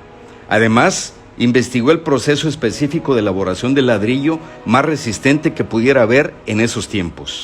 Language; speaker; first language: Spanish; native; Spanish